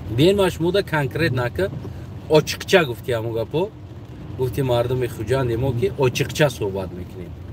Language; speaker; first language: Tajik; non-native, local second language; Uzbek